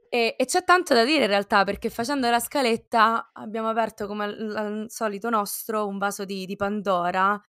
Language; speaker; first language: Italian; native; Italian